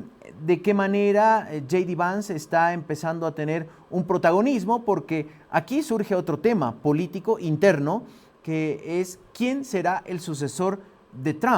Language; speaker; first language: Spanish; native; Spanish